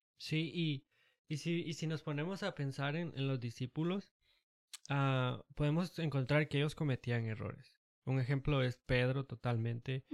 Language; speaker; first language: Spanish; native; Spanish